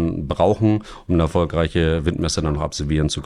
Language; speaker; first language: German; native; German